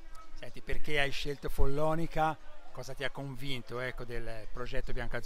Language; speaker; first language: Italian; native; Italian